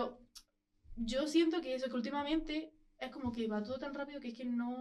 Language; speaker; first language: Spanish; native; Spanish